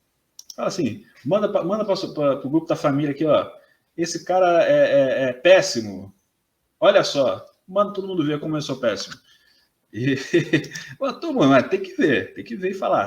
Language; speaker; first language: Portuguese; native; Portuguese